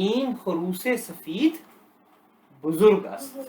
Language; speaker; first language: Persian; non-native, fluent; Urdu